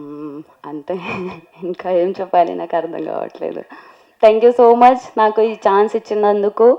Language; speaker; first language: Telugu; non-native, local second language; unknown